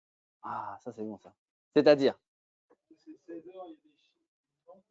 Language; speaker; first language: French; native; French